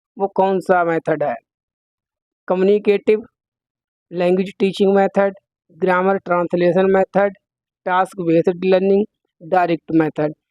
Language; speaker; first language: Hindi; native; Hindi